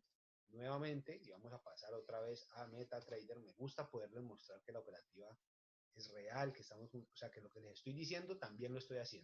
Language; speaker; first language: Spanish; native; Spanish